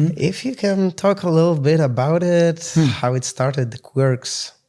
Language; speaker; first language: English; non-native, fluent; Polish